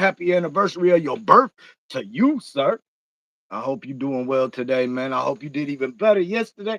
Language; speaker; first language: English; native; English